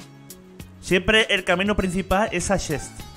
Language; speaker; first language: Spanish; native; Spanish